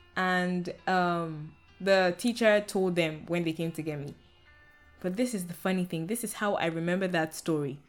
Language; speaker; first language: English; non-native, local second language; Yoruba